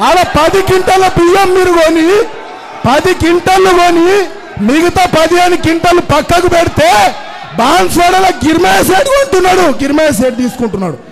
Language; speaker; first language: Telugu; native; Telugu